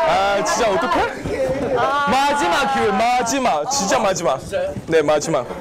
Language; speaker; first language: Korean; non-native, learner; Chinese